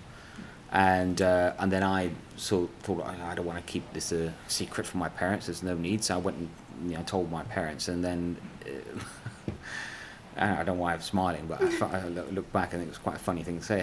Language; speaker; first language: English; non-native, local second language; Punjabi